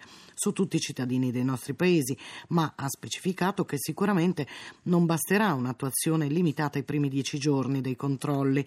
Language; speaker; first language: Italian; native; Italian